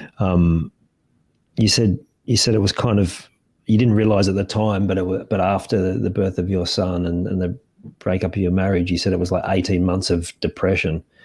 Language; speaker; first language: English; native; English